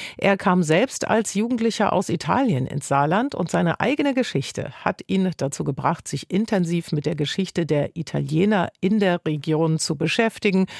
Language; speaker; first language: German; native; German